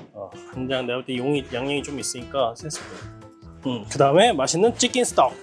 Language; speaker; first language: Korean; native; Korean